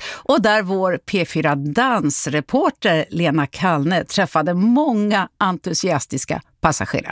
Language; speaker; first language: Swedish; native; Swedish